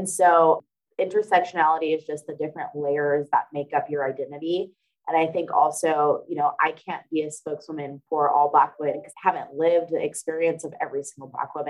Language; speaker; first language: English; native; English